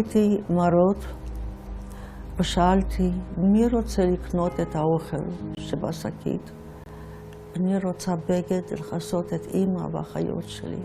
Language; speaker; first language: Hebrew; non-native, fluent; Yiddish